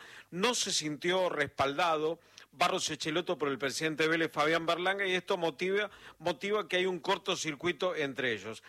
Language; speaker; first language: Spanish; native; Spanish